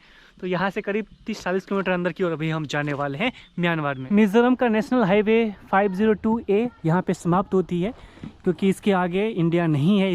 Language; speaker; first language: Hindi; native; Hindi